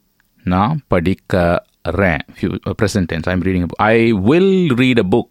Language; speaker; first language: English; non-native, local second language; Tamil